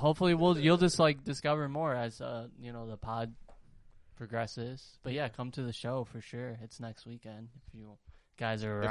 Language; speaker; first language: English; native; English